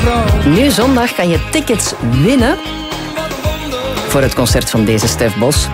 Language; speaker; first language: Dutch; native; Dutch